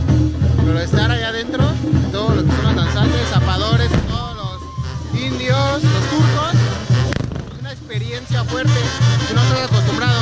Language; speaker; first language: Spanish; native; Spanish